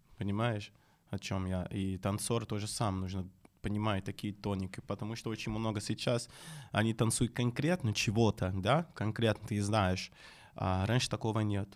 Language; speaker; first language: Russian; non-native, fluent; Portuguese